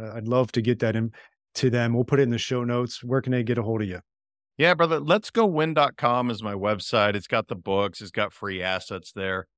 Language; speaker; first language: English; native; English